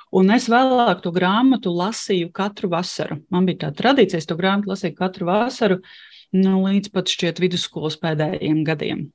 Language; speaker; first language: Latvian; non-native, local second language; Russian